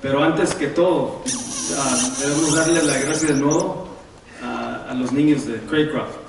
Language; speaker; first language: Spanish; early bilingual, heritage; Spanish